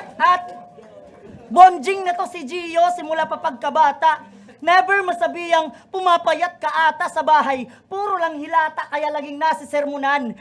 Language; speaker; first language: Filipino; non-native, local second language; Waray